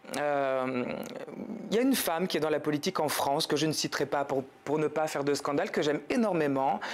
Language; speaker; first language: French; native; French